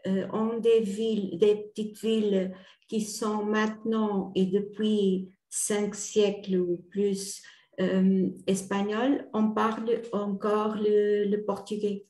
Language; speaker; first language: French; non-native, fluent; Portuguese